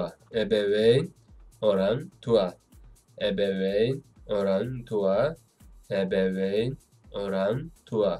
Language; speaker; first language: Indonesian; non-native, learner; Turkish